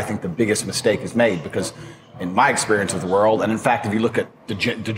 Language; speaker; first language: English; native; English